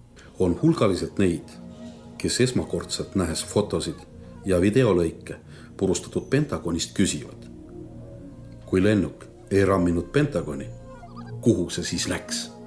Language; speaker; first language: Estonian; native; Estonian